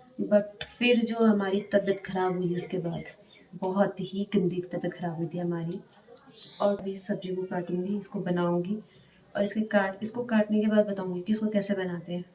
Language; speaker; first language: Hindi; native; Hindi